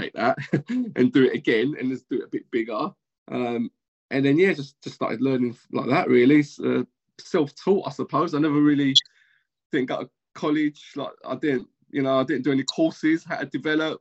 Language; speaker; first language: English; native; English